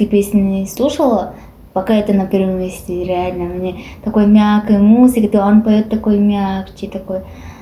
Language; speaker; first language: Russian; non-native, learner; Japanese